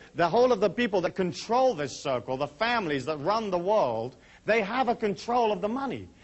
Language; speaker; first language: English; native; English